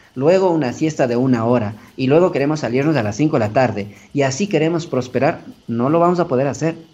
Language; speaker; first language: Spanish; native; Spanish